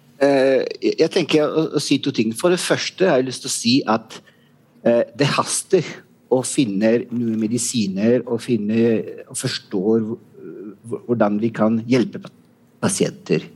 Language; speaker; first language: Norwegian; non-native, fluent; Italian